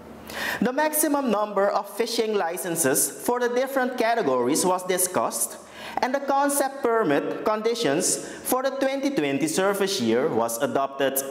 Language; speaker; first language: English; non-native, local second language; Dutch